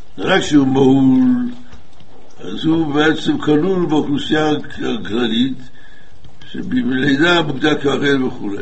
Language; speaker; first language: Hebrew; non-native, fluent; English